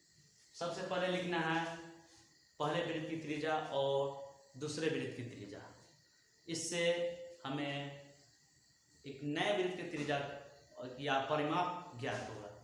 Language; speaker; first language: Hindi; native; Hindi